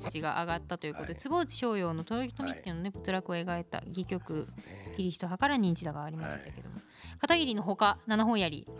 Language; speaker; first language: Japanese; native; Japanese